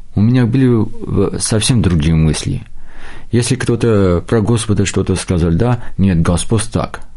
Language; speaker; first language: Russian; non-native, local second language; Armenian